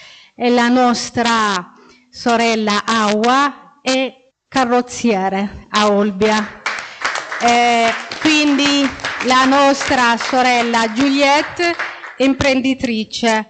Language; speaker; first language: Italian; non-native, fluent; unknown